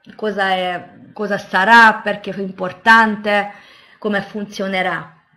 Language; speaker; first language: Italian; non-native, fluent; Hungarian